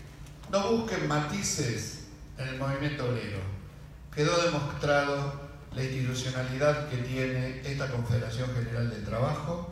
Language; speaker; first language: Spanish; native; Spanish